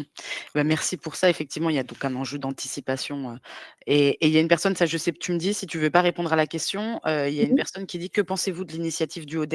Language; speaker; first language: French; native; French